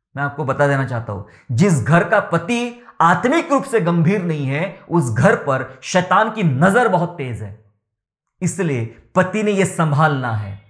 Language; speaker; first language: Hindi; non-native, local second language; Marathi